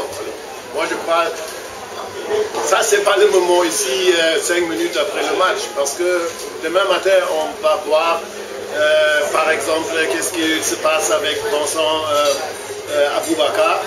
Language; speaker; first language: French; non-native, fluent; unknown